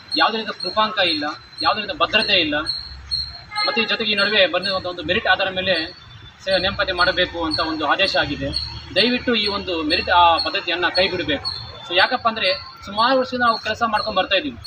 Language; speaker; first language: Kannada; native; Kannada